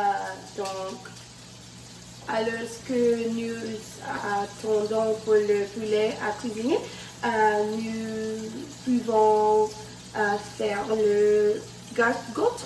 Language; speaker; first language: French; non-native, learner; English